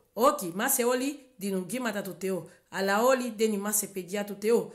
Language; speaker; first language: Greek; non-native, learner; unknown